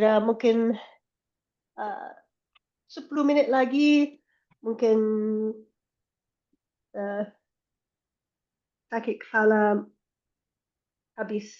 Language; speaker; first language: Indonesian; non-native, learner; English